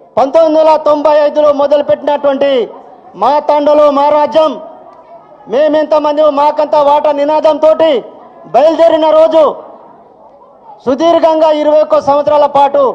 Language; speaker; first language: Telugu; non-native, local second language; Lambadi